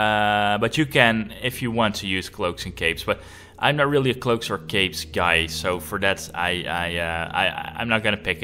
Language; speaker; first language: English; non-native, fluent; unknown